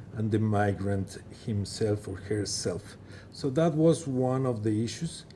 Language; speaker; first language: English; non-native, fluent; Persian